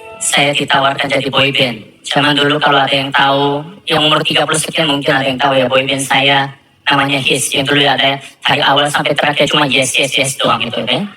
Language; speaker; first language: Indonesian; non-native, fluent; Korean